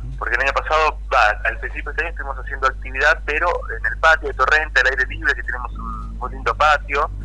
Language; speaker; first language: Spanish; native; Spanish